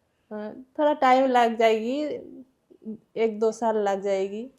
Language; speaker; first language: Hindi; non-native, local second language; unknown